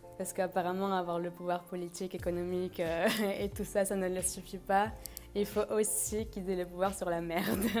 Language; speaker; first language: French; non-native, fluent; Spanish